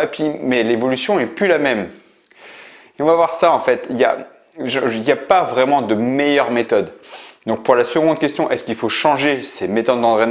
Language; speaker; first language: French; native; French